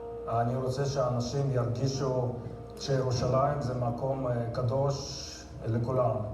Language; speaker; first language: Hebrew; non-native, fluent; Russian